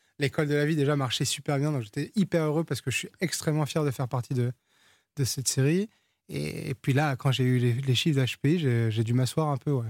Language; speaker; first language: French; early bilingual, other home language; Portuguese